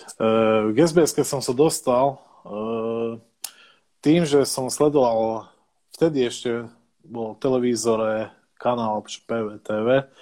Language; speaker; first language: Slovak; native; Slovak